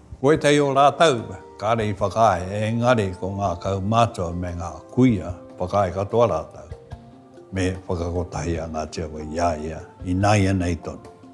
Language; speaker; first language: Māori; native; Māori